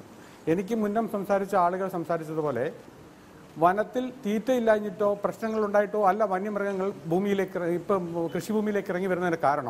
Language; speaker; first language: Malayalam; native; Malayalam